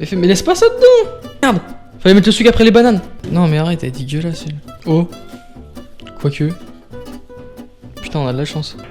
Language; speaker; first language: French; native; French